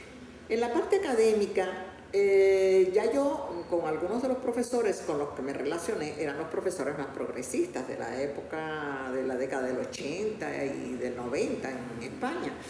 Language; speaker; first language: Spanish; native; Spanish